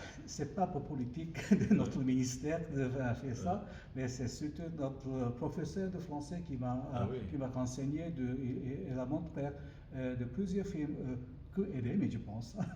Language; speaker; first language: French; non-native, learner; Japanese